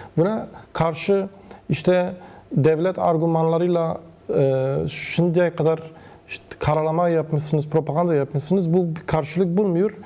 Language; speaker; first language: Turkish; non-native, local second language; Kurdish